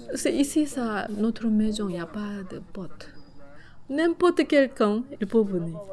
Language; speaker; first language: French; non-native, learner; Korean